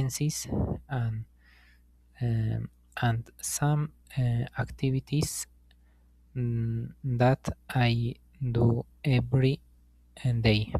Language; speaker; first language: English; non-native, learner; Spanish